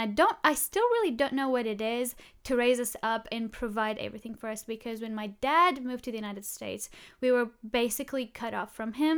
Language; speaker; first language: English; non-native, fluent; Arabic